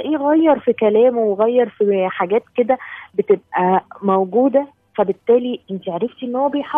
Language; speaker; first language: Arabic; native; Arabic